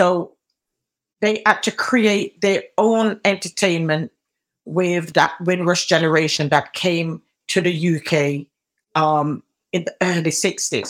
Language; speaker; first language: English; native; English